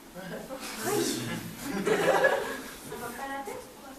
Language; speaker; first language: French; non-native, learner; Spanish